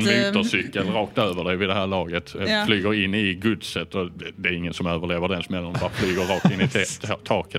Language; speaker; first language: Swedish; native; Swedish